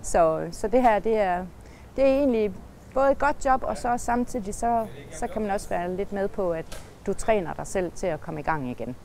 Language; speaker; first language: Danish; native; Danish